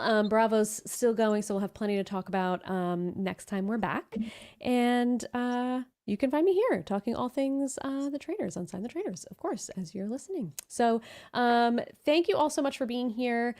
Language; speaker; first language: English; native; English